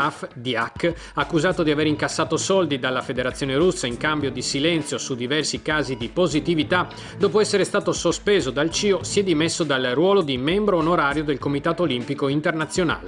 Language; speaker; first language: Italian; native; Italian